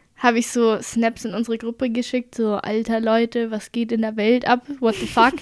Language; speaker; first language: German; native; German